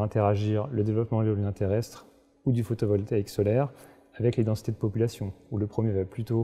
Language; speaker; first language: French; native; French